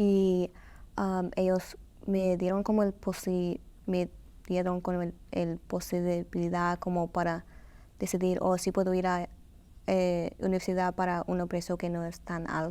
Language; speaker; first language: Spanish; early bilingual, heritage; Spanish